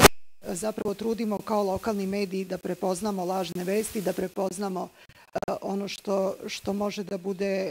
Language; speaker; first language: Bosnian; native; Bosnian